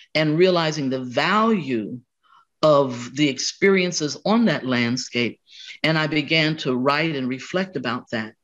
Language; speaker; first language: English; native; English